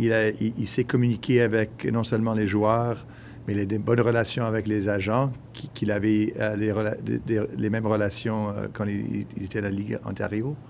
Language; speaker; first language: French; non-native, local second language; English